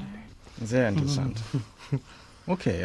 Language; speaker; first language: German; non-native, learner; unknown